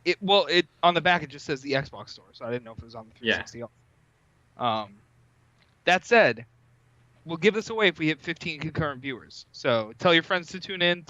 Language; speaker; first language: English; native; English